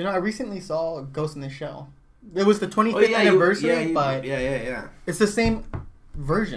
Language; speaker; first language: English; native; English